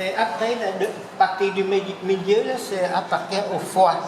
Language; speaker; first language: French; native; French